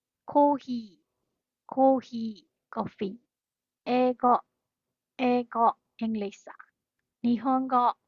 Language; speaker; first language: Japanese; non-native, fluent; Burmese